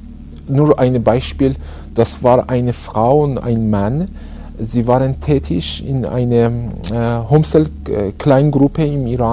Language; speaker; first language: German; non-native, learner; Persian